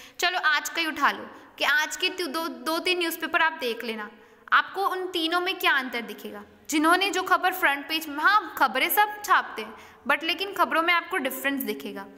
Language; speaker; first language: Hindi; native; Hindi